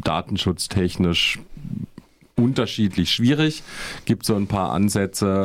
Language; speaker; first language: German; native; German